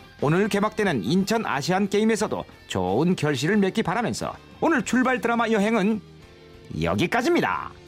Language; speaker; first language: Korean; native; Korean